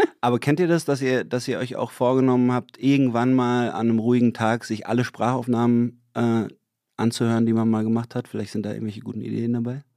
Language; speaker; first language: German; native; German